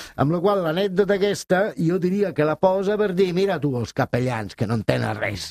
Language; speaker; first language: Catalan; non-native, fluent; Italian